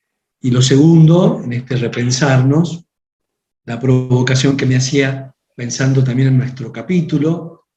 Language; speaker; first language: Spanish; native; Spanish